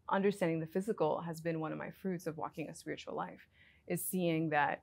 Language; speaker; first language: English; native; English